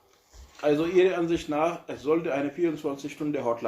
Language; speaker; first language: German; non-native, learner; Urdu